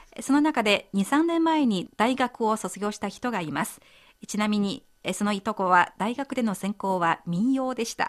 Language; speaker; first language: Japanese; non-native, fluent; Chinese